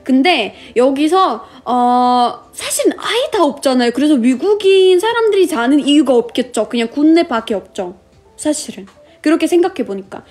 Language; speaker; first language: Korean; non-native, fluent; Russian